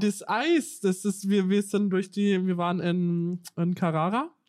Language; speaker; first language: German; native; German